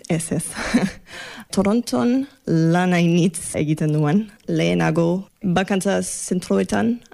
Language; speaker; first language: Basque; non-native, learner; English